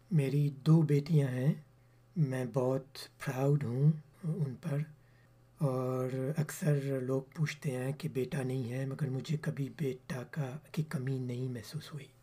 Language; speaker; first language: Urdu; early bilingual, heritage; Urdu